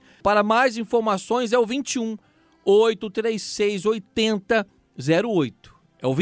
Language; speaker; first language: Portuguese; native; Portuguese